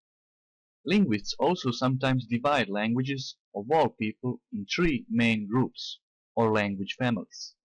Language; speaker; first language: English; non-native, fluent; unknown